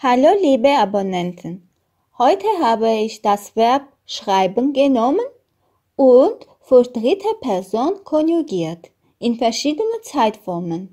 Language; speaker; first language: German; non-native, fluent; Armenian